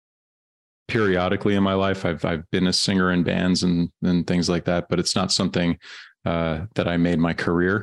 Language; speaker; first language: English; native; English